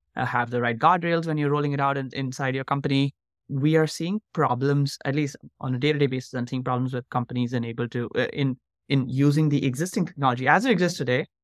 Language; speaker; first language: English; non-native, local second language; Hindi